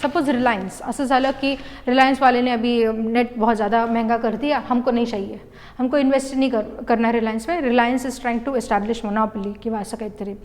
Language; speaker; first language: Hindi; non-native, local second language; Marathi